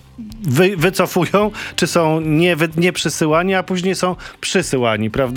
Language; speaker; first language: Polish; native; Polish